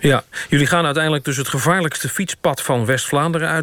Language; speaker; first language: Dutch; native; Dutch